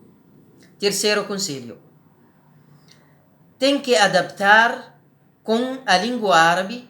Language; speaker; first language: Portuguese; non-native, learner; Arabic